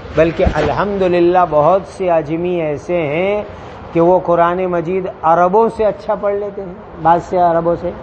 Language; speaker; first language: Urdu; non-native, local second language; Gujarati